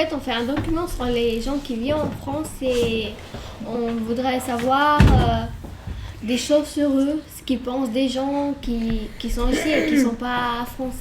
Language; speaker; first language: French; early bilingual, other home language; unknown